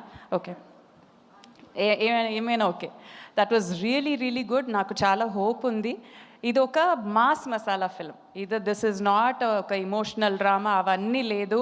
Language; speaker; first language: Telugu; non-native, fluent; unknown